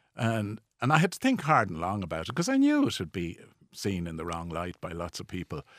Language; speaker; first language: English; native; English